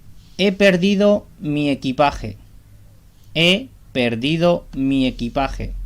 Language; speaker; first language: Spanish; non-native, fluent; Urdu